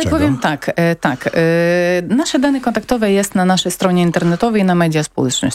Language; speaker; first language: Polish; non-native, fluent; Ukrainian